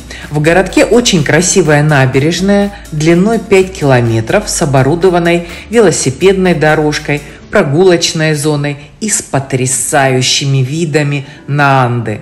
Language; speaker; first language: Russian; native; Russian